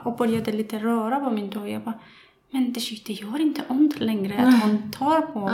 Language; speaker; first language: Swedish; non-native, fluent; Persian